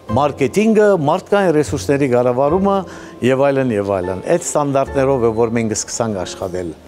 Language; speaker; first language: Armenian; early bilingual, heritage; Armenian